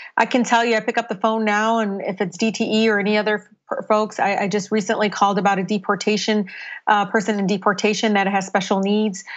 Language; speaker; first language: English; native; English